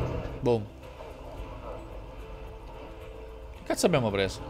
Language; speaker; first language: Italian; native; Italian